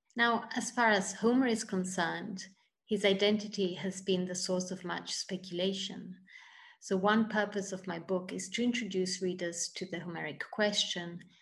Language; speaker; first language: English; non-native, fluent; Italian